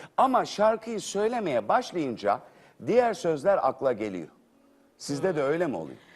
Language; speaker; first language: Turkish; native; Turkish